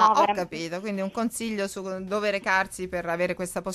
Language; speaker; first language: Italian; native; Italian